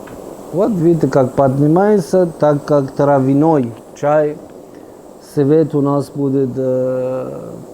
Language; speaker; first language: Russian; non-native, fluent; Persian